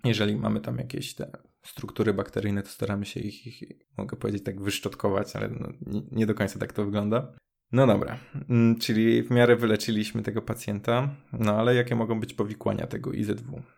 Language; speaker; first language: Polish; native; Polish